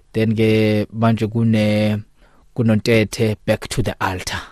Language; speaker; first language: Zulu; non-native, local second language; Xhosa